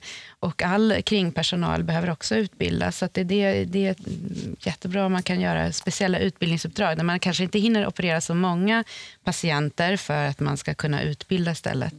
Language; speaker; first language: Swedish; native; Swedish